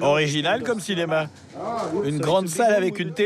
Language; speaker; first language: French; native; French